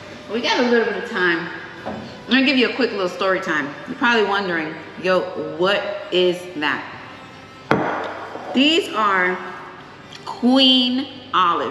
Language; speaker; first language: English; early bilingual, other home language; Spanish